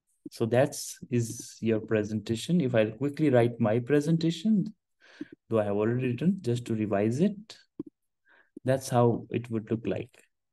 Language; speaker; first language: English; non-native, local second language; Hindi